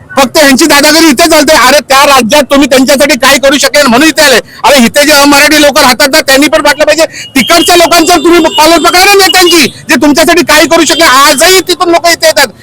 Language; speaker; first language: Marathi; native; Marathi